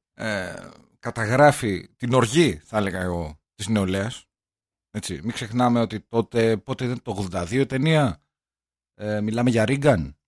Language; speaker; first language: Greek; native; Greek